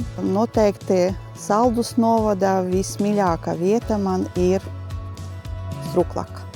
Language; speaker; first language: Latvian; non-native, local second language; Russian